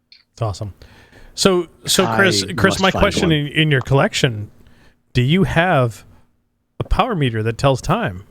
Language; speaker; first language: English; native; English